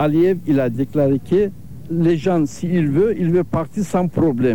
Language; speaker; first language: French; non-native, learner; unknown